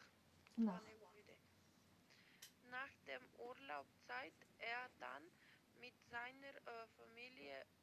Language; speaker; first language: German; non-native, learner; Macedonian